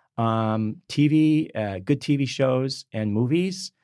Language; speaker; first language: English; native; English